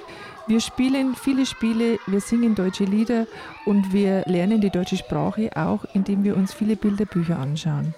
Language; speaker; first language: German; native; German